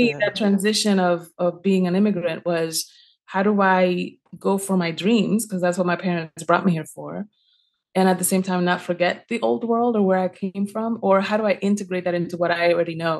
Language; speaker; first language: English; early bilingual, other home language; Spanish